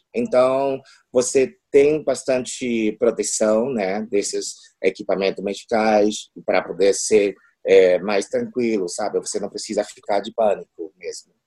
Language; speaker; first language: Portuguese; non-native, fluent; Chinese